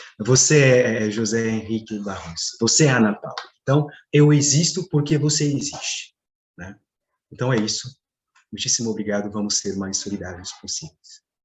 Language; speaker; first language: Portuguese; non-native, fluent; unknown